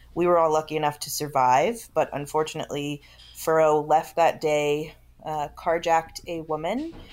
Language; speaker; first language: English; native; English